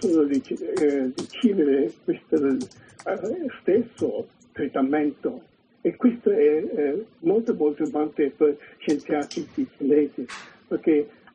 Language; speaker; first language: Italian; non-native, learner; Chinese